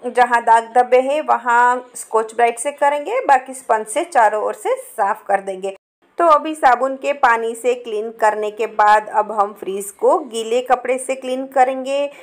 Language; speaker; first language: Hindi; non-native, local second language; Gujarati